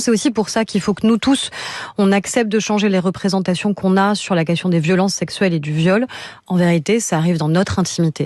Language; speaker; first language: French; native; French